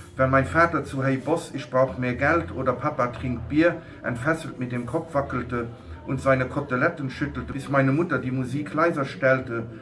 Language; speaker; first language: German; non-native, local second language; Luxembourgish